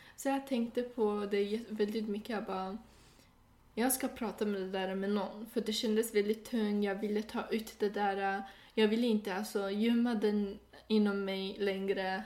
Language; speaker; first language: Swedish; non-native, fluent; Persian